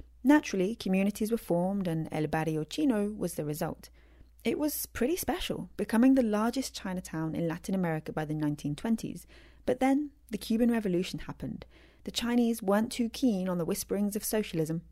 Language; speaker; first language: English; native; English